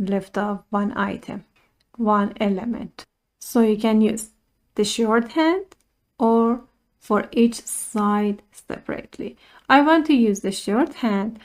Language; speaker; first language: English; non-native, fluent; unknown